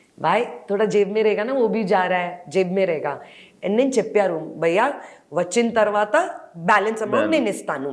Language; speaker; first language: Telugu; non-native, local second language; Hindi